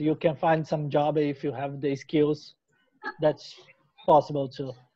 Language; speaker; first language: English; non-native, learner; Portuguese